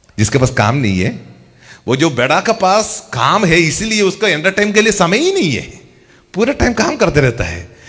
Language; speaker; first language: Hindi; non-native, local second language; Malayalam